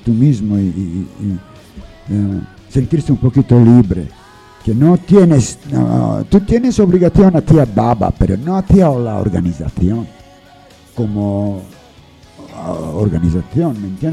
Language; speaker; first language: Spanish; non-native, learner; English